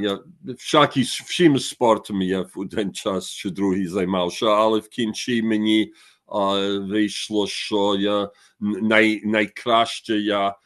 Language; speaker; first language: Ukrainian; early bilingual, heritage; Ukrainian